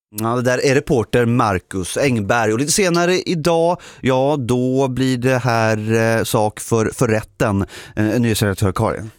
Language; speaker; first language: Swedish; native; Swedish